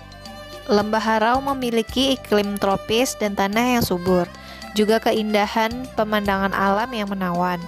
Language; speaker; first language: Indonesian; native; Indonesian